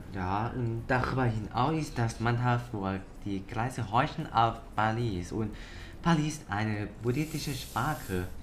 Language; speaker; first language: German; non-native, learner; Thai